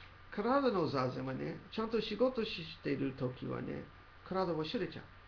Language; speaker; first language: Japanese; non-native, learner; English